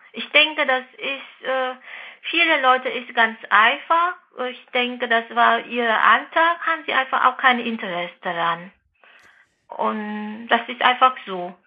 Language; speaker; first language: German; non-native, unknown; Vietnamese